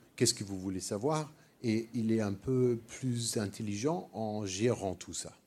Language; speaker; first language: French; non-native, fluent; German